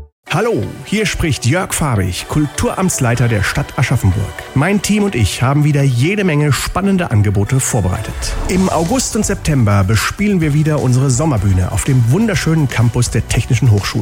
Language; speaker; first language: German; native; German